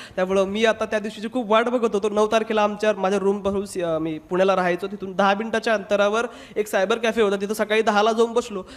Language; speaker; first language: Marathi; non-native, local second language; Hindi